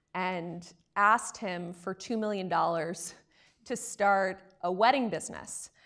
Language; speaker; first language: English; native; English